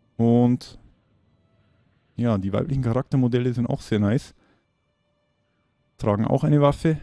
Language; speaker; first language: German; native; German